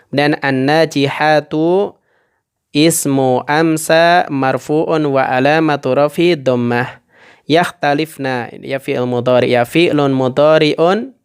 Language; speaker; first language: Arabic; non-native, fluent; Indonesian